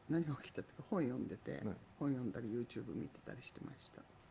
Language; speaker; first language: Japanese; native; Japanese